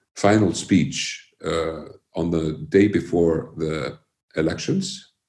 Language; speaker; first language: English; early bilingual, other home language; Icelandic